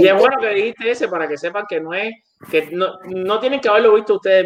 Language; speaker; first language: Spanish; native; Spanish